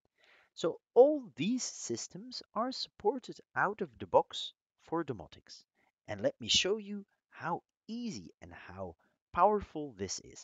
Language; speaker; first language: English; non-native, fluent; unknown